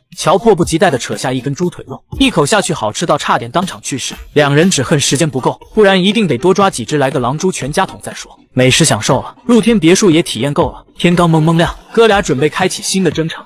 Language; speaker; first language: Chinese; native; Chinese